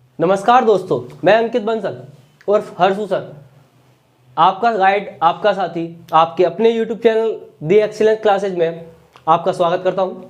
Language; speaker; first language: Hindi; native; Hindi